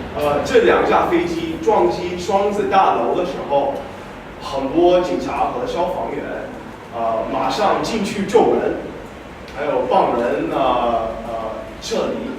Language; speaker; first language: Chinese; non-native, fluent; English